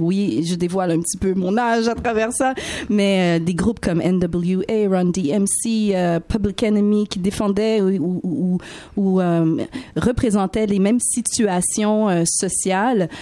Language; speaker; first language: French; native; French